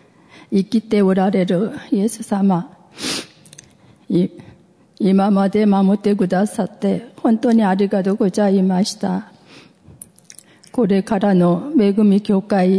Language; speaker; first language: Japanese; non-native, fluent; Korean